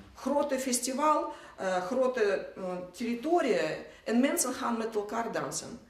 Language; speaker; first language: Dutch; non-native, fluent; Russian